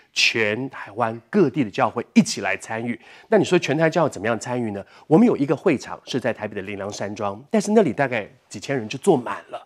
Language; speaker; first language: Chinese; native; Chinese